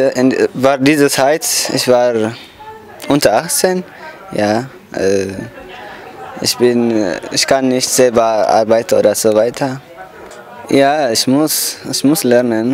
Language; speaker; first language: German; non-native, learner; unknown